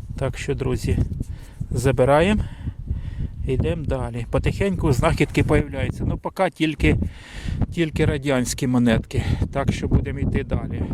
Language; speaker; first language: Ukrainian; native; Ukrainian